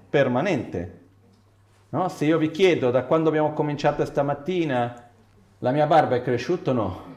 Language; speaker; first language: Italian; non-native, fluent; Portuguese